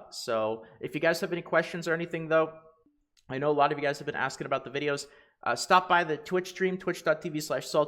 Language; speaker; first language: English; native; English